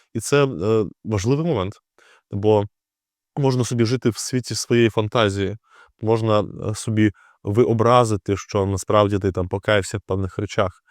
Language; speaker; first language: Ukrainian; native; Ukrainian